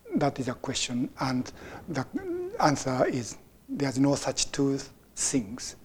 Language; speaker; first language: English; non-native, fluent; Japanese